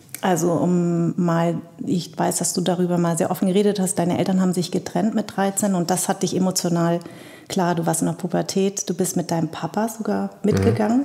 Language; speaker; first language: German; early bilingual, other home language; Vietnamese